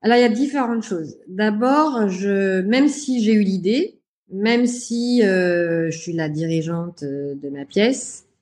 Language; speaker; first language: French; native; French